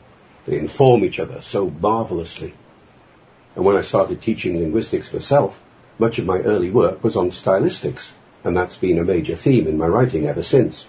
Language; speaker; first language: English; native; English